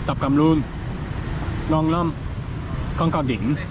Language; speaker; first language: Vietnamese; non-native, learner; English